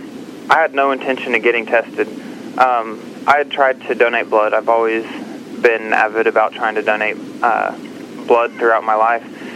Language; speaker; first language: English; native; English